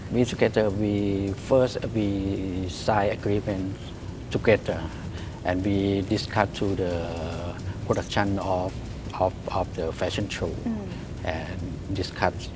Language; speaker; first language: English; non-native, learner; Thai